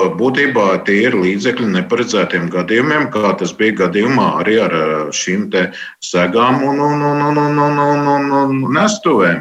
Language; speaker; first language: Latvian; non-native, local second language; Russian